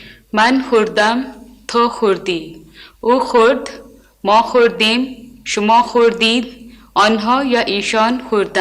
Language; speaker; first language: Persian; non-native, learner; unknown